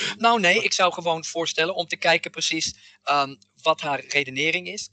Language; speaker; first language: Dutch; non-native, fluent; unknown